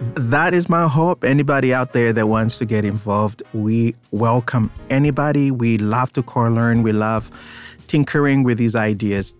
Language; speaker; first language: English; non-native, local second language; Ganda